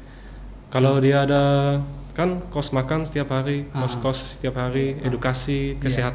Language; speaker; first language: Indonesian; early bilingual, other home language; English